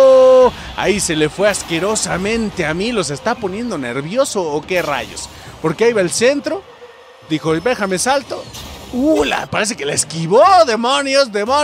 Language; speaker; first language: Spanish; native; Spanish